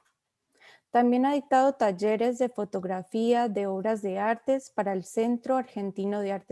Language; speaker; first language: Spanish; native; Spanish